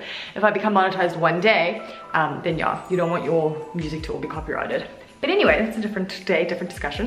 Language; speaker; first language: English; native; English